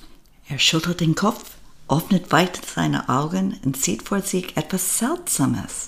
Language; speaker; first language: German; non-native, fluent; English